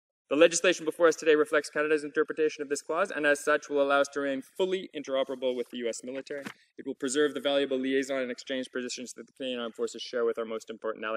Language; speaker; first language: English; native; English